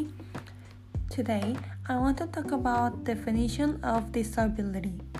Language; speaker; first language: English; non-native, learner; Korean